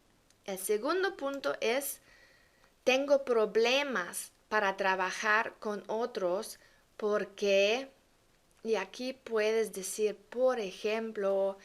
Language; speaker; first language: Spanish; non-native, fluent; German